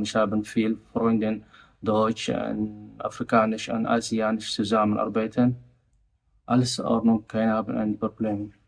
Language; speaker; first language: German; non-native, learner; Somali